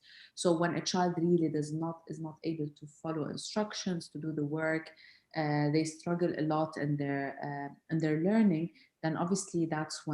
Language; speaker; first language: English; non-native, fluent; Arabic